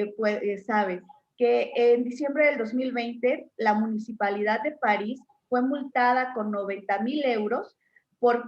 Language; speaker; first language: Spanish; native; Spanish